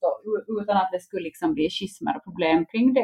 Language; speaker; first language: Swedish; native; Swedish